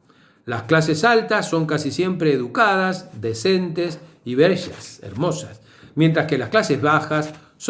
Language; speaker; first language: Spanish; native; Spanish